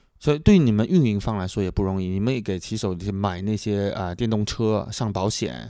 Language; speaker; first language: Chinese; native; Chinese